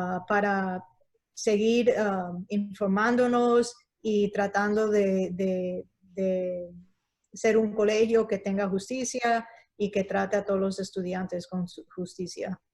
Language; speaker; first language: Spanish; early bilingual, heritage; Spanish